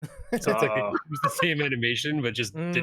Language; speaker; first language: English; native; English